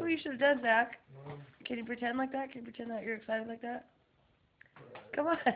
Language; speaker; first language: English; native; English